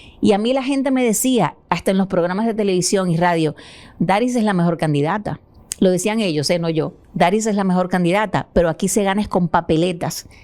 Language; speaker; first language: Spanish; native; Spanish